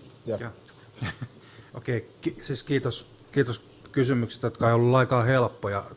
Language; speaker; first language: Finnish; native; Finnish